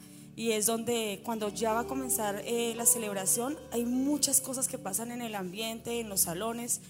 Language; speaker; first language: Spanish; native; Spanish